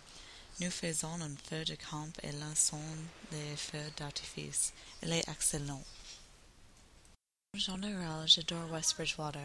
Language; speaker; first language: French; non-native, learner; English